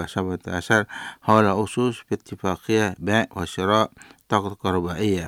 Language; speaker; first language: Arabic; non-native, fluent; Indonesian